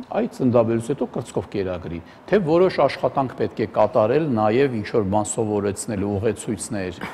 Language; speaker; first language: Armenian; native; Armenian